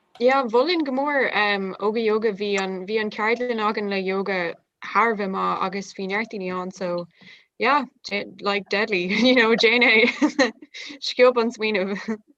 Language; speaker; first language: Irish; non-native, local second language; English